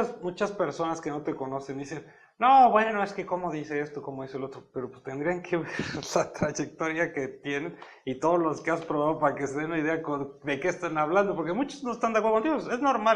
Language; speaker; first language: Spanish; native; Spanish